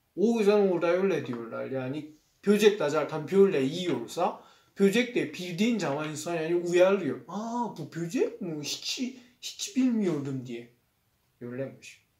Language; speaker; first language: Turkish; non-native, learner; Korean